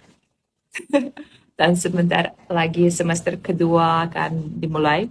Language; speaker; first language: Indonesian; non-native, fluent; Polish